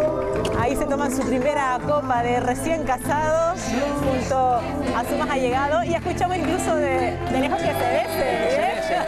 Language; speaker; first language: Spanish; native; Spanish